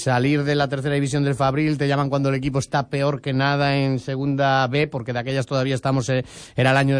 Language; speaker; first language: Spanish; native; Spanish